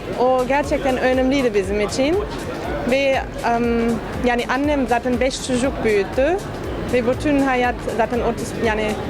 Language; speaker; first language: Turkish; non-native, fluent; German